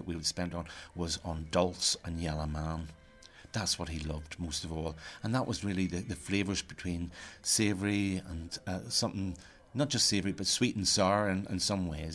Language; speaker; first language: English; native; English